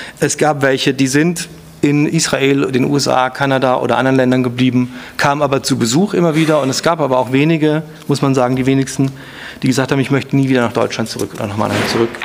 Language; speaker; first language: German; native; German